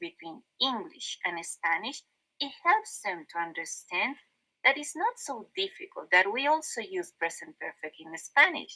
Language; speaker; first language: English; non-native, fluent; Spanish